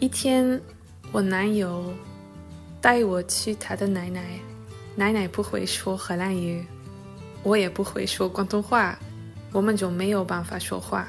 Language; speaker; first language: Chinese; non-native, fluent; Dutch